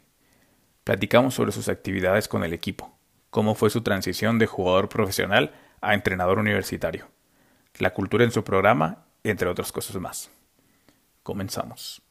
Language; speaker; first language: Spanish; native; Spanish